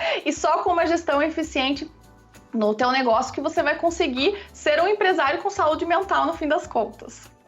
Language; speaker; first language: Portuguese; native; Portuguese